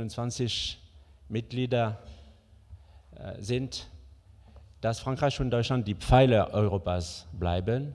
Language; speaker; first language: German; non-native, fluent; French